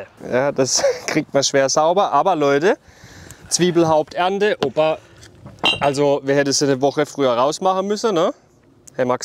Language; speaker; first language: German; native; German